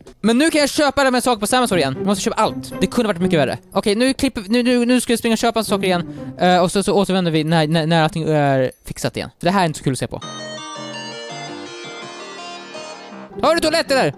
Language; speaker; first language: Swedish; native; Swedish